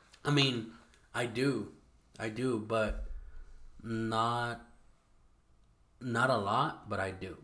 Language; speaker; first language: English; early bilingual, other home language; Spanish